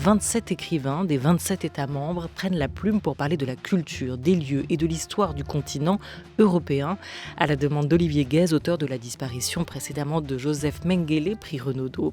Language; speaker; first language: French; native; French